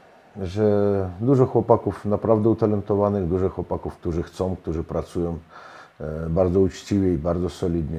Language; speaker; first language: Polish; non-native, fluent; Russian